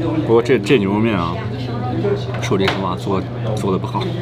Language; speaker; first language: Chinese; native; Chinese